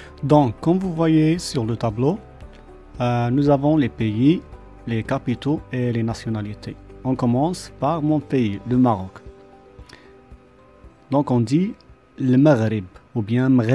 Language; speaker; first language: French; non-native, local second language; Arabic